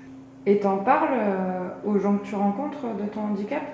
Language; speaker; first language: French; native; French